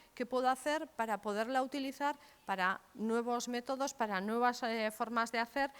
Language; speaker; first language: Spanish; native; Spanish